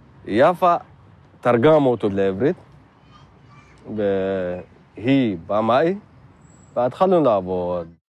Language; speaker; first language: Hebrew; non-native, learner; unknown